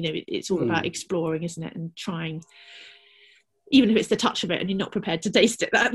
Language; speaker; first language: English; native; English